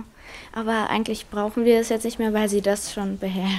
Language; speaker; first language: German; native; German